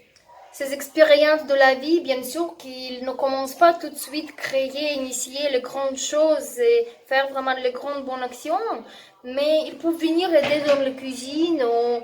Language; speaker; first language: French; non-native, learner; Russian